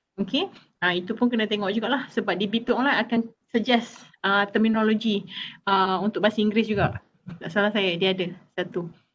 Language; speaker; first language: Malay; native; Malay